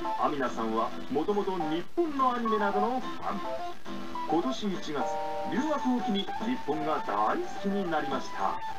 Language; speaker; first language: Japanese; native; Japanese